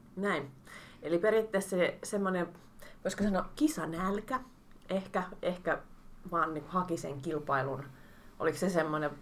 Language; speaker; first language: Finnish; native; Finnish